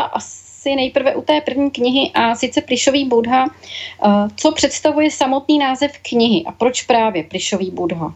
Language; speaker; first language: Czech; native; Czech